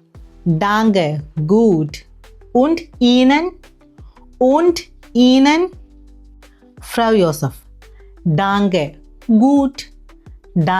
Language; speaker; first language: German; non-native, fluent; Malayalam